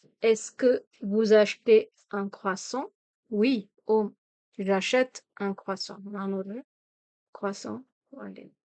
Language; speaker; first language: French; non-native, fluent; Tamil